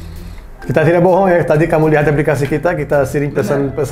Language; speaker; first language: Indonesian; non-native, learner; Portuguese